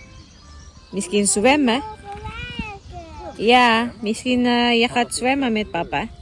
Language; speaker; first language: Dutch; non-native, learner; Cebuano